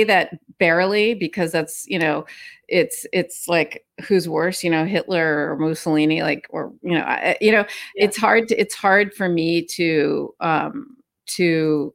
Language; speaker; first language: English; native; English